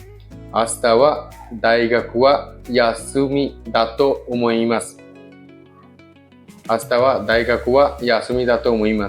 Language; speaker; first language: Japanese; non-native, fluent; Bangla